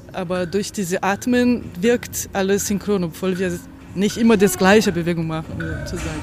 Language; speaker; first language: German; non-native, fluent; Portuguese